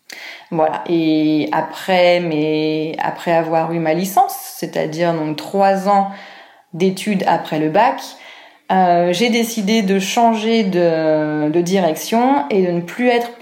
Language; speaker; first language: French; native; French